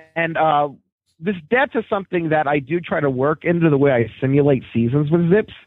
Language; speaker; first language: English; native; English